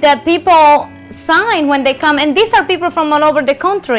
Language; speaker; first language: English; non-native, fluent; Spanish